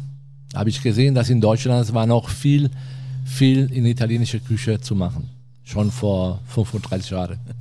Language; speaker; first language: German; non-native, fluent; Italian